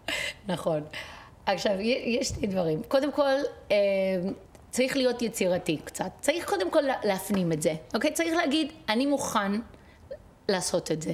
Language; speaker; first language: Hebrew; non-native, fluent; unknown